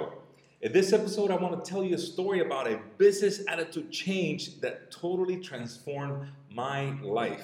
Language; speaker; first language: English; non-native, fluent; Spanish